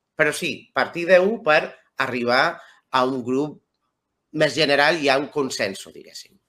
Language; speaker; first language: Catalan; non-native, local second language; Spanish